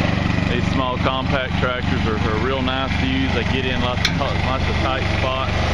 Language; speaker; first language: English; native; English